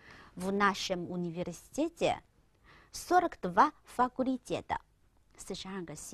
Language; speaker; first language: Russian; non-native, fluent; Chinese